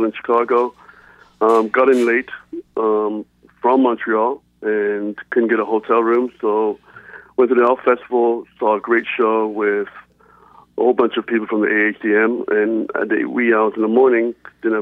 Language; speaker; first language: English; native; English